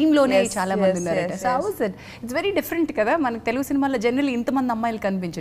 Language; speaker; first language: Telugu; native; Telugu